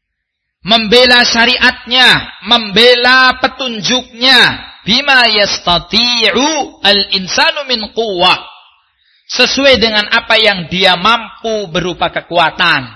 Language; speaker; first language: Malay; non-native, local second language; Javanese